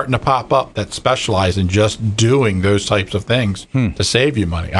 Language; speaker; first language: English; native; English